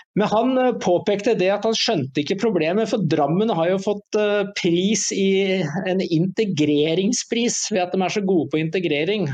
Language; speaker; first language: Norwegian; native; Norwegian